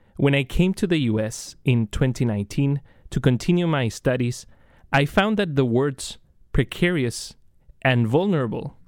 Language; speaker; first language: English; non-native, fluent; Spanish